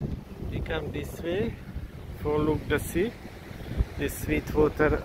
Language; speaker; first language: English; non-native, learner; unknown